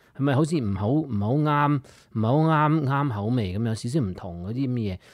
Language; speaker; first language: Cantonese; early bilingual, heritage; Cantonese